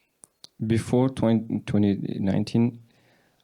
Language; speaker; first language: English; non-native, learner; Persian